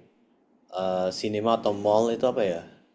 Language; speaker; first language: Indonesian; native; Indonesian